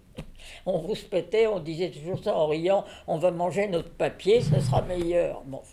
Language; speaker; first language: French; native; French